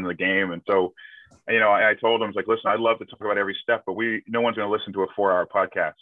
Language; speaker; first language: English; native; English